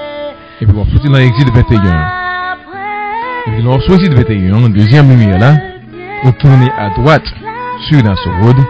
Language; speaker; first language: French; non-native, local second language; Haitian Creole